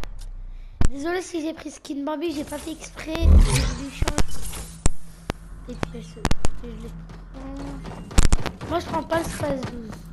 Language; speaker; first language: French; native; French